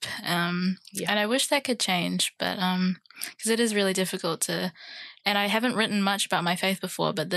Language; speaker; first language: English; native; English